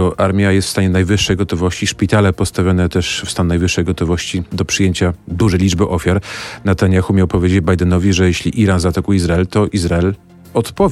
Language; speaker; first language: Polish; native; Polish